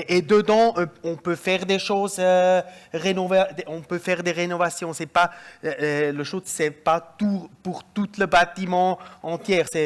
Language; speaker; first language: French; non-native, local second language; German